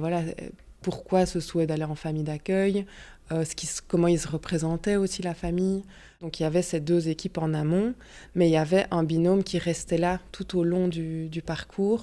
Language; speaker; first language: French; native; French